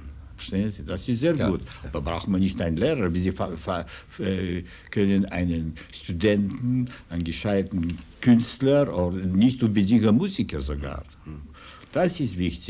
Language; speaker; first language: German; non-native, fluent; Russian